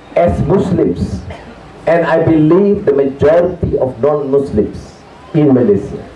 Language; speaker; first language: English; non-native, local second language; Malay